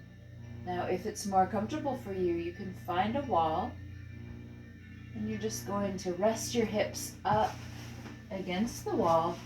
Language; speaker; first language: English; native; English